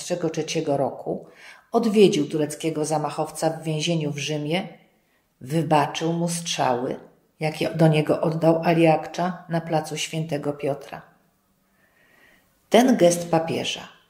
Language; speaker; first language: Polish; native; Polish